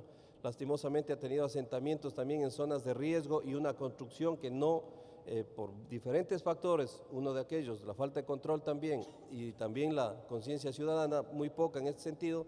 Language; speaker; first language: Spanish; native; Spanish